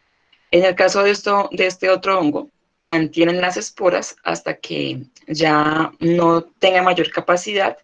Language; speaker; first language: Spanish; native; Spanish